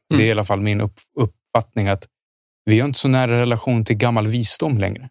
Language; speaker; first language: Swedish; early bilingual, other home language; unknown